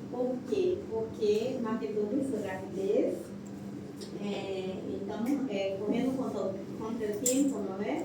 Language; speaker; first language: Portuguese; non-native, learner; Spanish